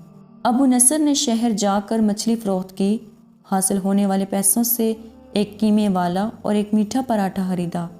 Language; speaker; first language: Urdu; native; Urdu